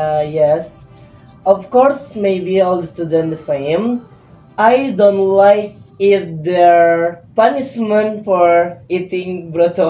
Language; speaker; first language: English; non-native, learner; Indonesian